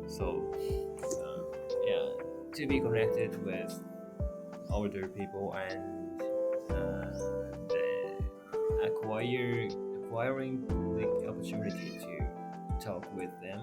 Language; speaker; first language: English; non-native, learner; Japanese